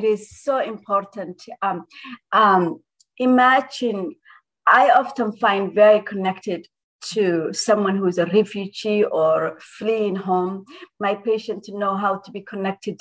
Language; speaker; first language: English; non-native, fluent; Somali